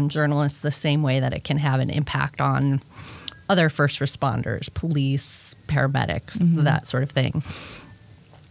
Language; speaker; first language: English; native; English